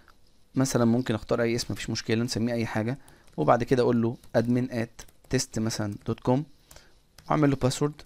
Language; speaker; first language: Arabic; native; Arabic